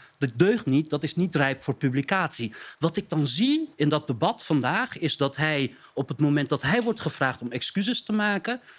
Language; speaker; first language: Dutch; non-native, local second language; Turkish